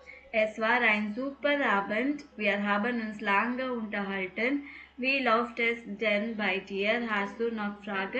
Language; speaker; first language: German; non-native, fluent; Tamil